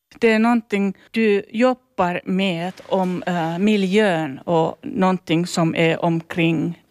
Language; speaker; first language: Swedish; non-native, learner; Finnish